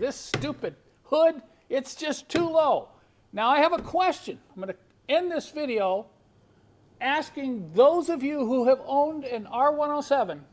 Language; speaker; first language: English; native; English